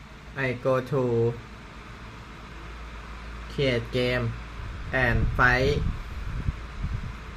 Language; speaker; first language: English; non-native, learner; Thai